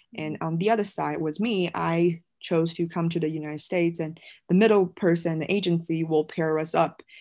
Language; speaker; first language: English; non-native, fluent; Chinese